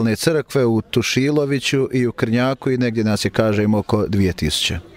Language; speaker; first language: Croatian; native; Croatian